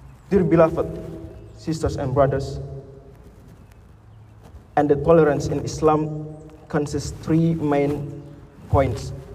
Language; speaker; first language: English; non-native, fluent; Indonesian